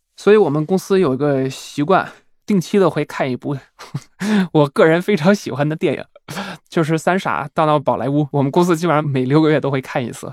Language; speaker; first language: Chinese; non-native, fluent; Swiss German